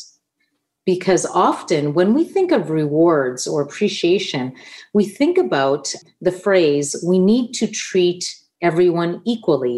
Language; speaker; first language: English; non-native, fluent; Italian